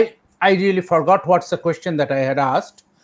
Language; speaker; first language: English; non-native, local second language; Bangla